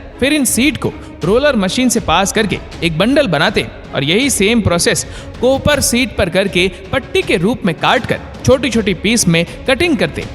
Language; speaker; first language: Hindi; native; Hindi